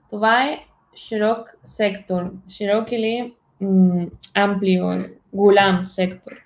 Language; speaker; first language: Bulgarian; non-native, fluent; Spanish